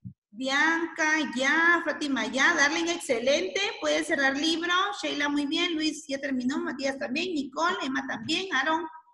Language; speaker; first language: Spanish; native; Spanish